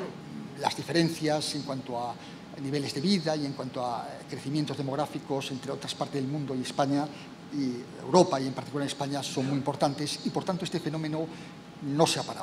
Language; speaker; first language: Spanish; native; Spanish